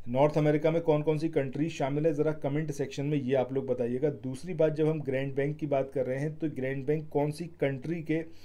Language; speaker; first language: Hindi; native; Hindi